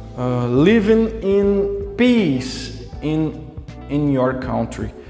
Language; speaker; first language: English; non-native, local second language; Portuguese